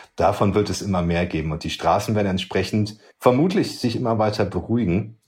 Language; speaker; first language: German; native; German